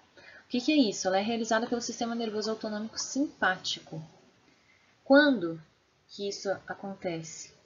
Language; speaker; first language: Portuguese; native; Portuguese